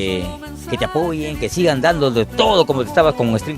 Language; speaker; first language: Spanish; native; Spanish